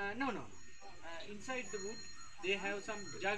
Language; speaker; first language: English; non-native, fluent; Sinhala